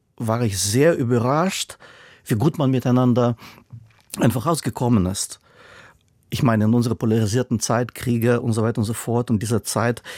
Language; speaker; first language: German; non-native, fluent; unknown